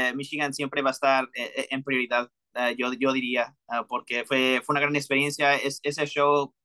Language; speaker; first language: Spanish; early bilingual, heritage; Spanish